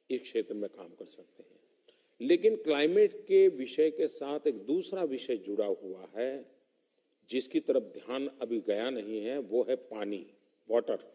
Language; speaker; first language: Hindi; non-native, local second language; Gujarati